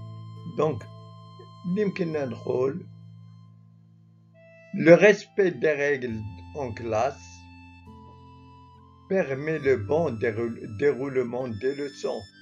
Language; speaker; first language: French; non-native, fluent; Arabic